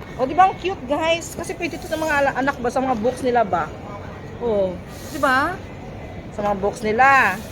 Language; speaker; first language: Filipino; non-native, local second language; Cebuano